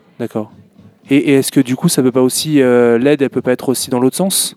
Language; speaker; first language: French; native; French